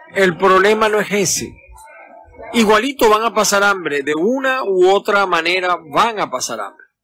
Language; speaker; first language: Spanish; native; Spanish